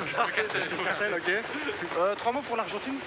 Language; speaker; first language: French; native; French